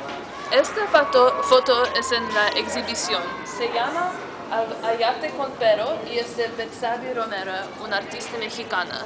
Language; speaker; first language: Spanish; non-native, learner; English